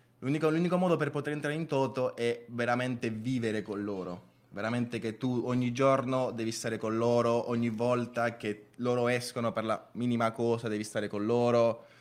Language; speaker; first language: Italian; early bilingual, other home language; Spanish